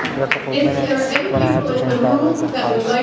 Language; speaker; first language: English; native; English